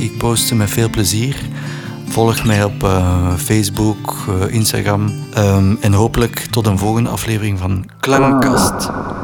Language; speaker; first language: Dutch; native; Dutch